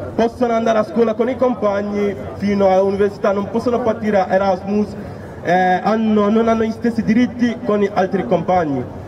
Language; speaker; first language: Italian; non-native, fluent; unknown